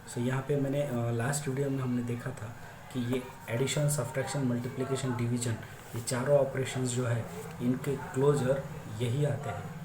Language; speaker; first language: Hindi; non-native, local second language; Marathi